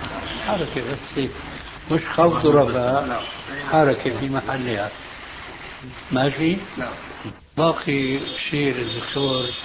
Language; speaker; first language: Arabic; native; Arabic